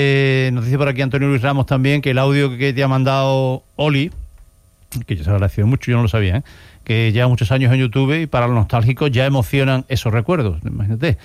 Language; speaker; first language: Spanish; native; Spanish